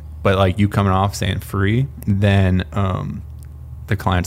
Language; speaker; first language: English; native; English